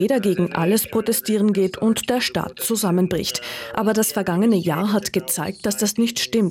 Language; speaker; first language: German; native; German